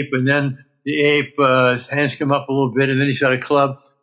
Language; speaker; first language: English; native; English